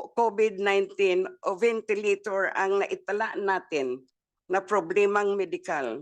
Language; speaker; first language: English; non-native, local second language; Waray